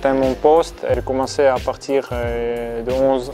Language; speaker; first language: French; non-native, fluent; Armenian